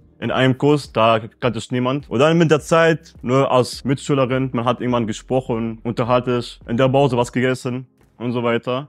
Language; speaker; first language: German; early bilingual, other home language; Arabic